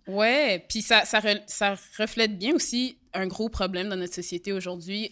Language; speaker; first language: French; native; French